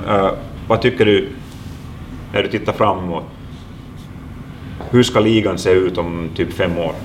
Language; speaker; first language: Swedish; non-native, local second language; Finnish